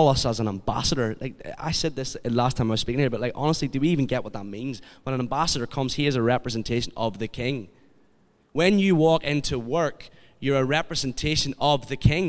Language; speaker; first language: English; native; English